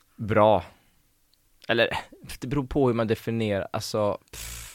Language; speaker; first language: Swedish; early bilingual, other home language; Persian